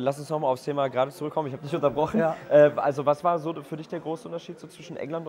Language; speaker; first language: German; native; German